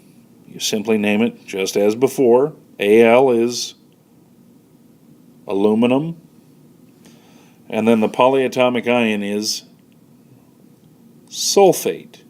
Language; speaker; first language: English; native; English